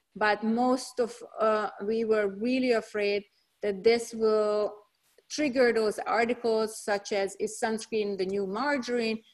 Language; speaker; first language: English; non-native, fluent; Hungarian